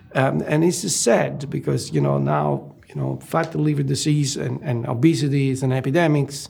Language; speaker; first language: English; non-native, fluent; Italian